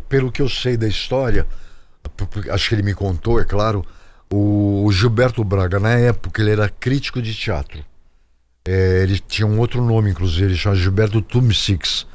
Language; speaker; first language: Portuguese; native; Portuguese